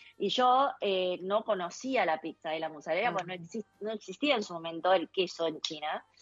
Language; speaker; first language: Spanish; early bilingual, other home language; Chinese